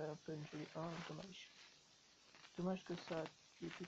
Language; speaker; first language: French; native; French